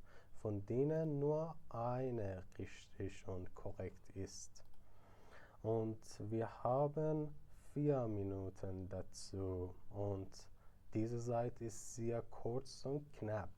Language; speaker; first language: German; non-native, fluent; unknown